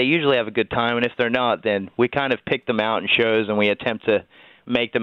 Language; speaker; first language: English; native; English